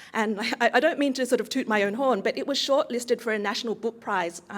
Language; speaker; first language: English; early bilingual, other home language; Thai